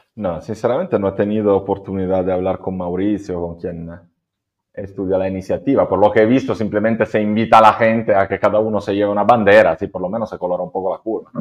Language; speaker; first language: Spanish; non-native, fluent; Italian